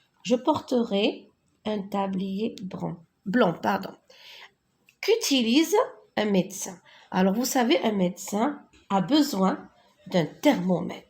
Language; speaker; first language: French; non-native, local second language; Arabic